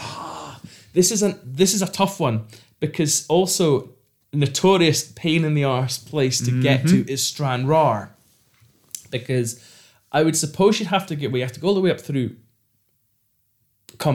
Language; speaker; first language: English; native; English